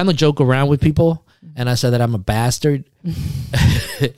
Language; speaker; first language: English; early bilingual, other home language; Spanish